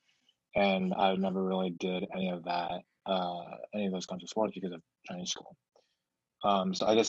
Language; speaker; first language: English; early bilingual, other home language; Chinese